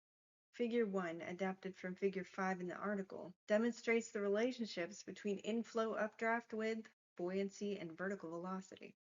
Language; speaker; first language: English; native; English